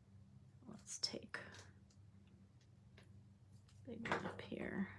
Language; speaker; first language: English; native; English